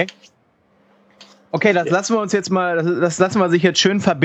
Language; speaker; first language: German; native; German